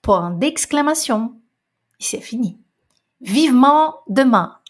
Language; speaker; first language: French; non-native, fluent; Portuguese